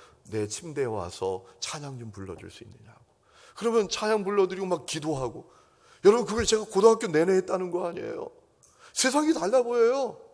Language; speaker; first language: Korean; native; Korean